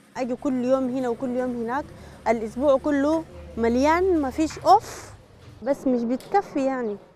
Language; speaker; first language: Arabic; native; Arabic